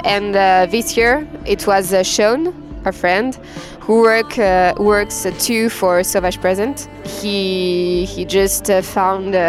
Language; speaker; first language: English; non-native, fluent; French